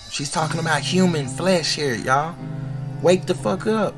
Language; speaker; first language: English; native; English